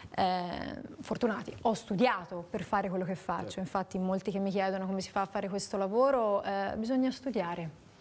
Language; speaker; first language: Italian; native; Italian